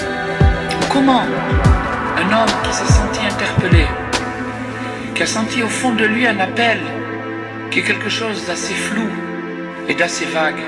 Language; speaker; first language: French; native; French